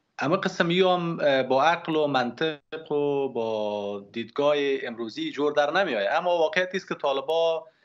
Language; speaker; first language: Persian; native; Persian